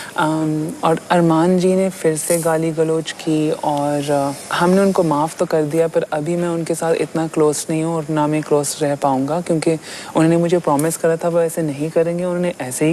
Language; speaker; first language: Hindi; native; Hindi